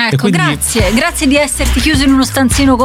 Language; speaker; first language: Italian; native; Italian